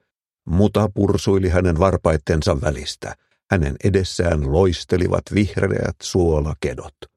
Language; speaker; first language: Finnish; native; Finnish